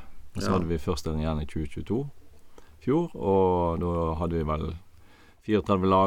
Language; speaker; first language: Norwegian; native; Norwegian